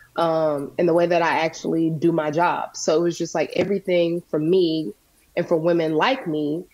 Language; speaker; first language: English; native; English